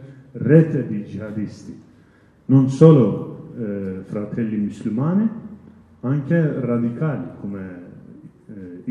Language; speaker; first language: Italian; non-native, learner; Kurdish